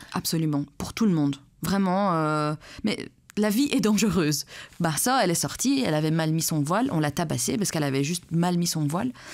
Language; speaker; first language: French; early bilingual, other home language; Persian